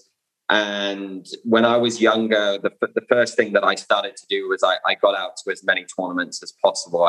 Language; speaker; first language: English; native; English